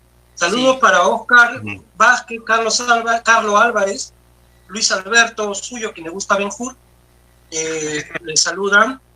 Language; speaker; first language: Spanish; native; Spanish